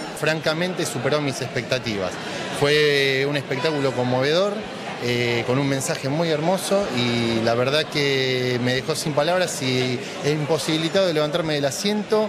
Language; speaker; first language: Spanish; native; Spanish